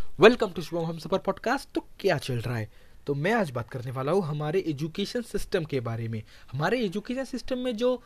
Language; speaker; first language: Hindi; non-native, local second language; Bangla